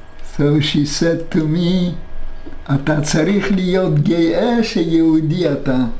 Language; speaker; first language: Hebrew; non-native, fluent; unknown